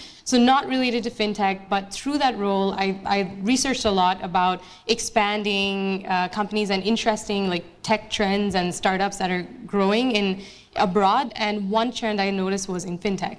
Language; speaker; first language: English; non-native, local second language; Bangla